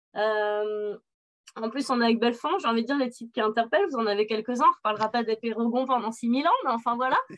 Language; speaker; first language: French; native; French